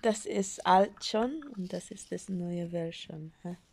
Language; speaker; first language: German; non-native, learner; Filipino